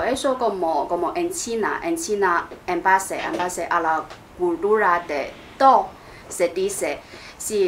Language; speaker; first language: Spanish; non-native, fluent; Chinese